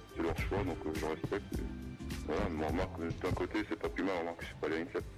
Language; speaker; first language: French; native; French